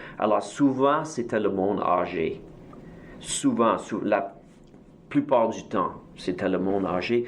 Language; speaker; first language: French; native; French